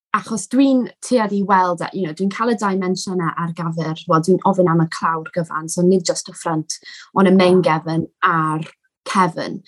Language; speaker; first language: Welsh; non-native, local second language; English